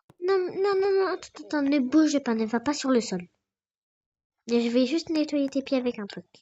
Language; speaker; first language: French; native; French